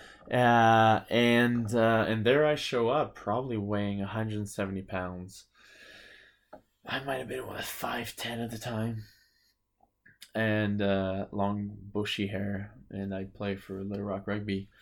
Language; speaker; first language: English; early bilingual, other home language; French